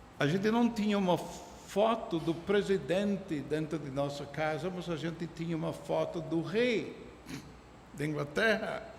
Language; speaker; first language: Portuguese; non-native, fluent; English